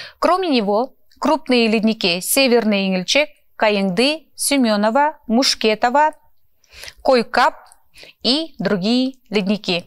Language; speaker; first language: Russian; non-native, local second language; Kyrgyz